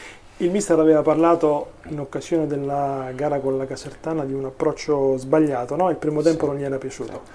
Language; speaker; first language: Italian; native; Italian